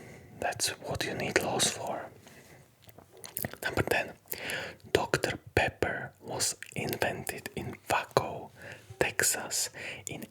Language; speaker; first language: English; non-native, fluent; Polish